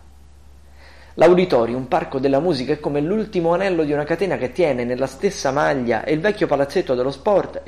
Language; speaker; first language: Italian; native; Italian